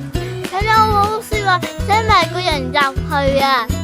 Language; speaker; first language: Chinese; native; Chinese